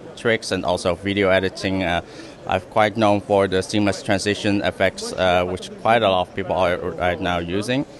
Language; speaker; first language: English; non-native, fluent; Dutch